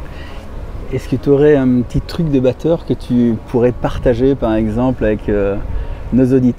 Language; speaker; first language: French; native; French